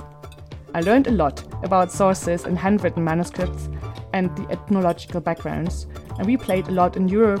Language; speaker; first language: English; non-native, fluent; German